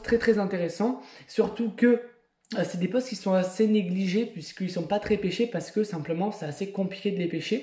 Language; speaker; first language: French; native; French